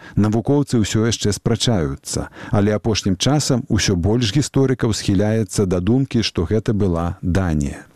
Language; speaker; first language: Belarusian; native; Belarusian